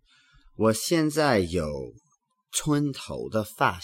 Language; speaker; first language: Chinese; non-native, learner; English